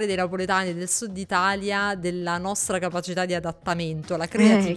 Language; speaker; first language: Italian; native; Italian